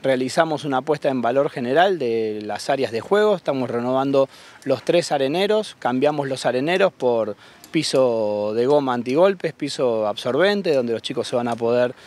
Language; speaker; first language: Spanish; native; Spanish